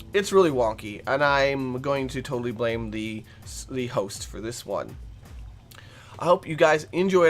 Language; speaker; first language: English; native; English